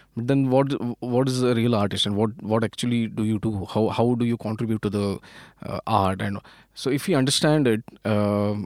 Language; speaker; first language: English; non-native, local second language; Marathi